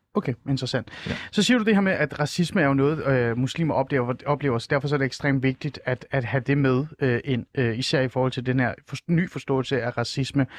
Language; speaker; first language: Danish; early bilingual, other home language; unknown